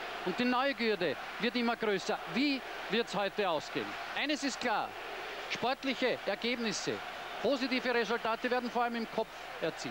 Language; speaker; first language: German; native; German